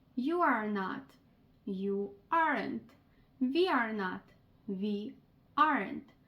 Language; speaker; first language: English; non-native, fluent; Ukrainian